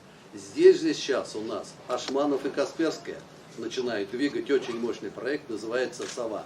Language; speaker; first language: Russian; native; Russian